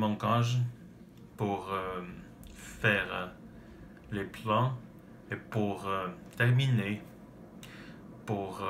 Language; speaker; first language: French; non-native, learner; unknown